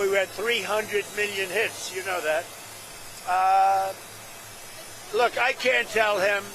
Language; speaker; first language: English; native; English